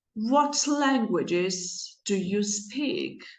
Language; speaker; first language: English; non-native, fluent; Georgian